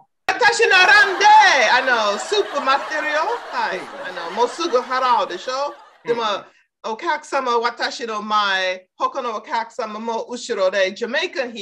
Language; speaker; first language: Japanese; non-native, learner; English